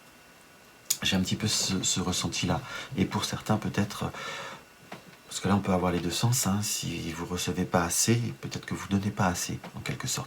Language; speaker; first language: French; native; French